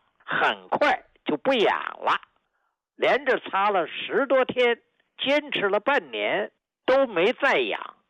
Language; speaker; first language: Chinese; native; Chinese